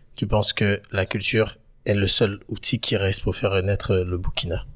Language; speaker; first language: French; native; French